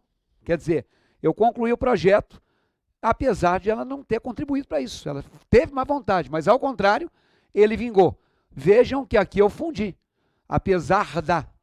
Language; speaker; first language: Portuguese; native; Portuguese